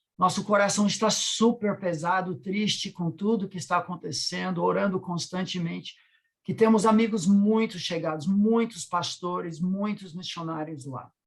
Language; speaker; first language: Portuguese; non-native, fluent; English